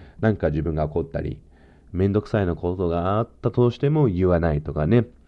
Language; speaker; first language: Japanese; non-native, fluent; English